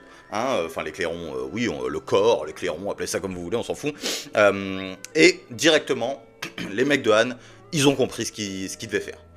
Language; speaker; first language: French; native; French